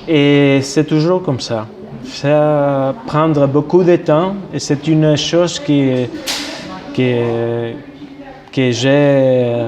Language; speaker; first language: French; non-native, fluent; Spanish